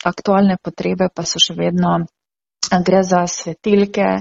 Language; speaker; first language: Slovenian; non-native, fluent; Ukrainian